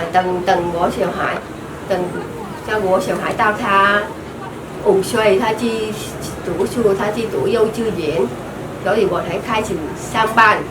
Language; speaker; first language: Chinese; non-native, learner; Vietnamese